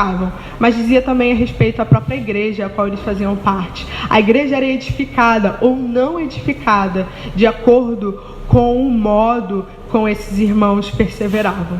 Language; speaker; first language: Portuguese; native; Portuguese